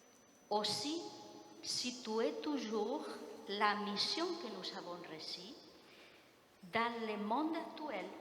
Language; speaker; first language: French; non-native, fluent; Spanish